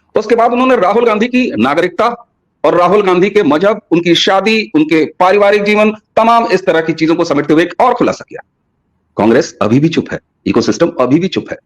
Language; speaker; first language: Hindi; native; Hindi